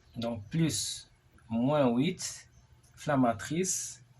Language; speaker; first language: French; non-native, local second language; Arabic